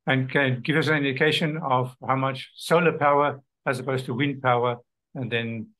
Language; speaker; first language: English; non-native, local second language; Afrikaans